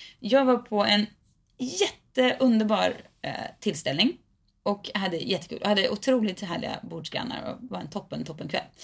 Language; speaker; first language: Swedish; native; Swedish